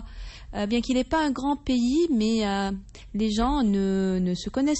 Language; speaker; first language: French; non-native, fluent; Arabic